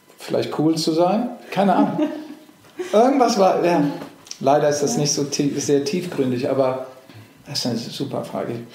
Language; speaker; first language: German; early bilingual, other home language; English